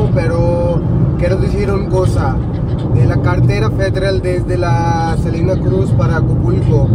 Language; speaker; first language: Spanish; non-native, learner; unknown